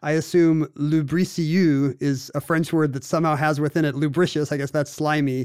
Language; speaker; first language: English; native; English